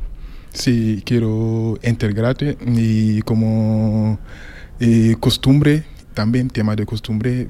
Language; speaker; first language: Spanish; non-native, learner; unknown